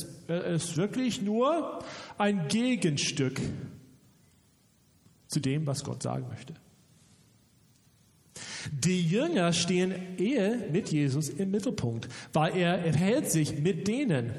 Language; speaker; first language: German; non-native, fluent; English